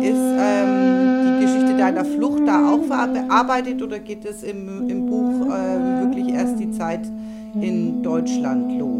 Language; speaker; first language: German; native; German